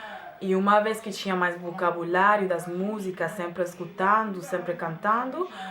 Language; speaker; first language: Portuguese; non-native, fluent; German